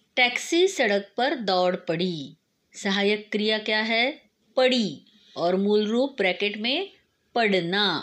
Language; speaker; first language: Hindi; non-native, local second language; Marathi